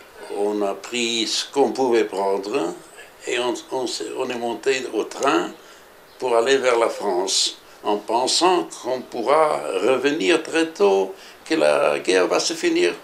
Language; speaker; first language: French; early bilingual, other home language; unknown